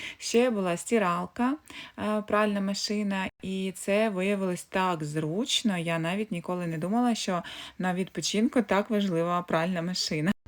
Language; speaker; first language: Ukrainian; native; Ukrainian